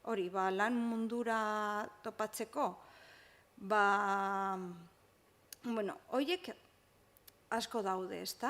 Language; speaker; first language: Basque; non-native, local second language; Spanish